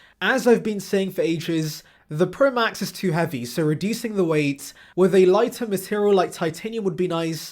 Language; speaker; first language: English; native; English